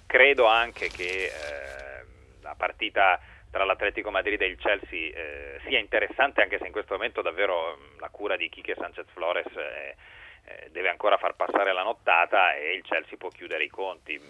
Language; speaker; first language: Italian; native; Italian